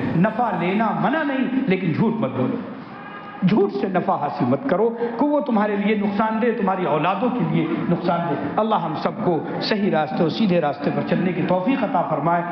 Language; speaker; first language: Urdu; native; Urdu